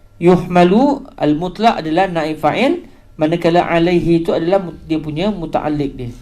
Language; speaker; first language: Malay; native; Malay